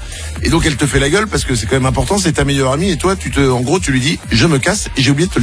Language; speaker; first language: French; native; French